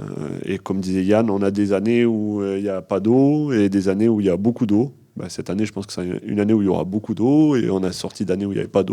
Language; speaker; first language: French; native; French